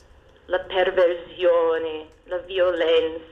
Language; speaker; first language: Italian; non-native, fluent; English